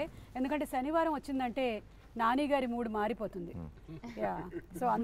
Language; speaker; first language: Telugu; native; Telugu